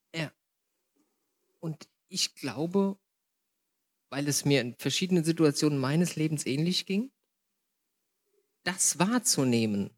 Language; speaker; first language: German; native; German